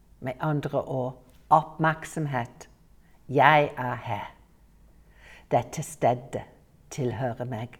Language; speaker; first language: Norwegian; non-native, fluent; English